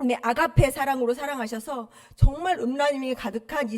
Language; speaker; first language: Korean; native; Korean